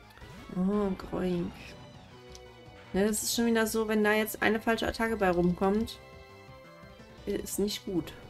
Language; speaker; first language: German; native; German